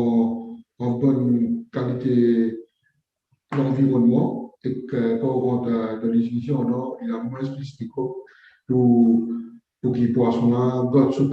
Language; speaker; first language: French; non-native, local second language; Morisyen